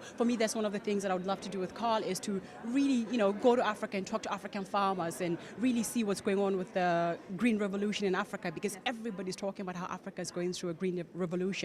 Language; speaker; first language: English; non-native, local second language; Tswana